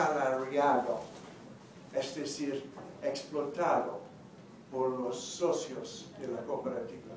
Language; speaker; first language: Spanish; non-native, learner; English